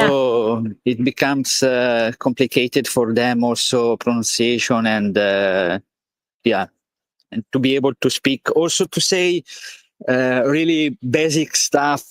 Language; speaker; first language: English; non-native, learner; Italian